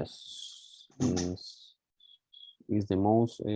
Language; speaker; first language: English; non-native, learner; Spanish